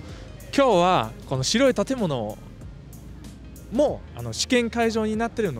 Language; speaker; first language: Japanese; non-native, fluent; Vietnamese